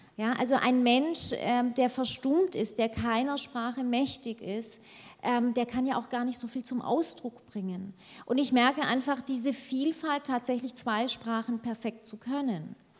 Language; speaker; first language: German; early bilingual, other home language; Turkish